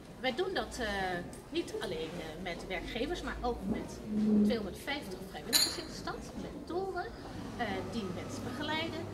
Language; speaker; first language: Dutch; native; Dutch